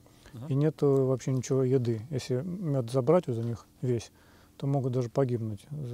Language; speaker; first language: Russian; native; Russian